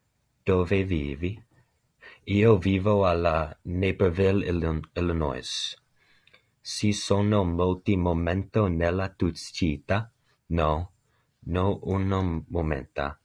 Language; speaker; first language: Italian; non-native, learner; English